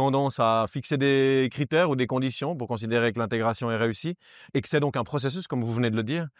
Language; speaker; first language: French; native; French